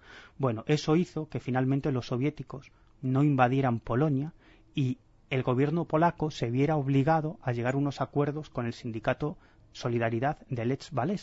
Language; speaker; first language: Spanish; native; Spanish